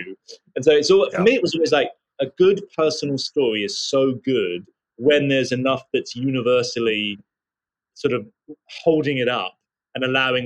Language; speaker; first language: English; native; English